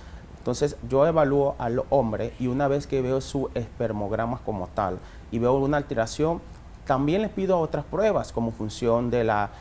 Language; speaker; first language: Spanish; native; Spanish